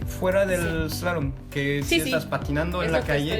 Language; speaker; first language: Spanish; non-native, fluent; French